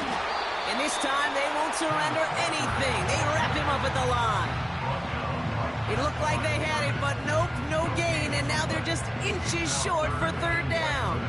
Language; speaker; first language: English; native; English